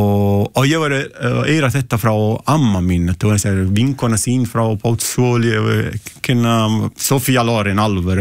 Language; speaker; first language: Icelandic; non-native, learner; Italian